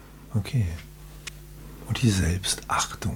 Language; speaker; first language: German; native; German